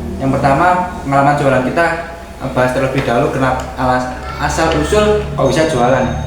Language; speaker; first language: Indonesian; native; Indonesian